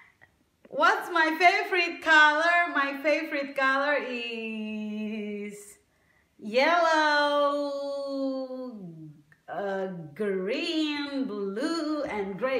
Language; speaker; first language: English; non-native, learner; Indonesian